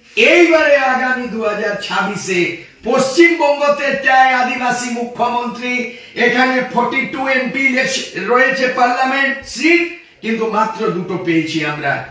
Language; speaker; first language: Bangla; non-native, local second language; Santali